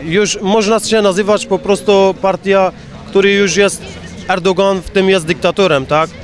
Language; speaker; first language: Polish; non-native, fluent; Kurdish